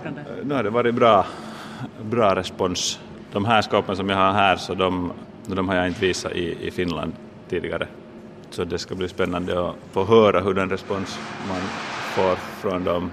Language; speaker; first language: Swedish; native; Swedish